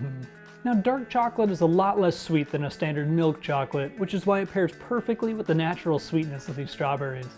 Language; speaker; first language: English; native; English